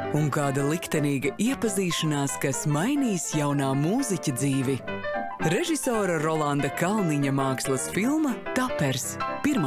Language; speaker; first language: Latvian; native; Latvian